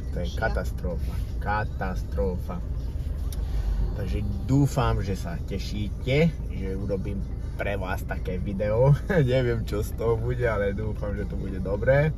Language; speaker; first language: Slovak; non-native, local second language; Hungarian